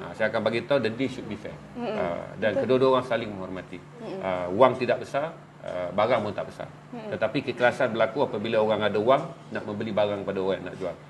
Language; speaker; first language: Malay; native; Malay